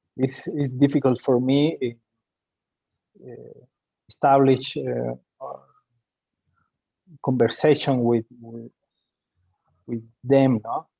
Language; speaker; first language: English; non-native, learner; Spanish